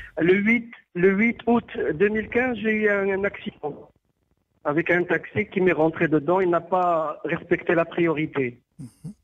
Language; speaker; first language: French; non-native, local second language; Arabic